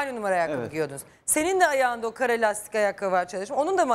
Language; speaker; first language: Turkish; native; Turkish